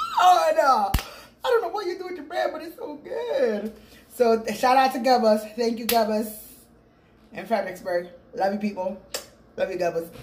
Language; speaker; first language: English; native; English